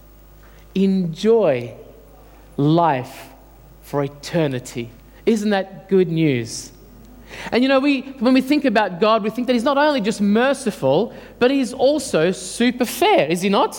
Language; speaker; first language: English; early bilingual, other home language; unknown